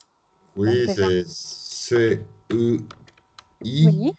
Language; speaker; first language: French; non-native, learner; Spanish